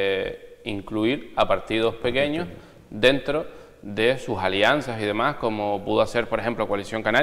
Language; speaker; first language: Spanish; native; Spanish